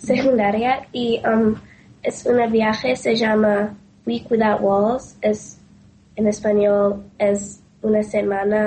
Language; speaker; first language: Spanish; non-native, learner; English